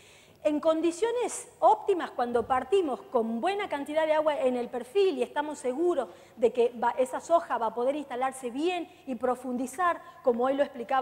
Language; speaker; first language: Spanish; native; Spanish